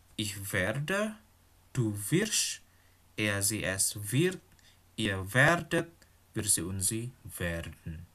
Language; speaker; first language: German; non-native, fluent; Indonesian